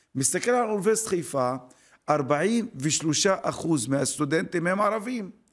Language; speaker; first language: Hebrew; non-native, local second language; Arabic